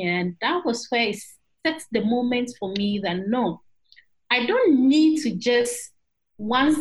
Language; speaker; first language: English; non-native, local second language; Akan